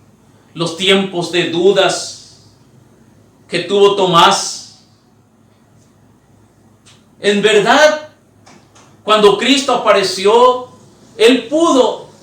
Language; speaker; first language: Spanish; native; Spanish